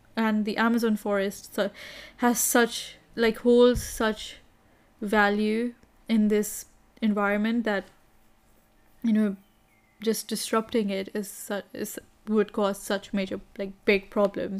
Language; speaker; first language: English; non-native, local second language; Urdu